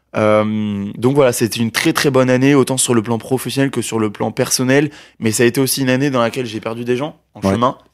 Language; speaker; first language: French; native; French